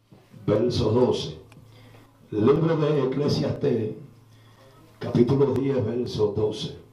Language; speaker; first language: Spanish; native; Spanish